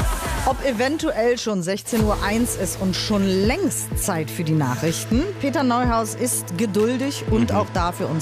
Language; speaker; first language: German; native; German